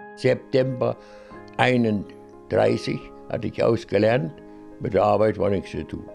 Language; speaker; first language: German; native; German